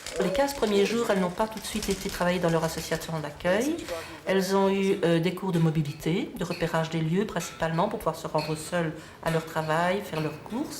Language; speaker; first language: French; native; French